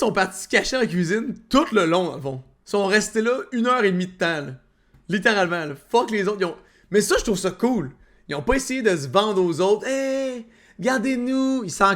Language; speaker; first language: French; native; French